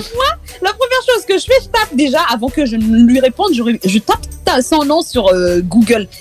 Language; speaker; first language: French; non-native, local second language; Malagasy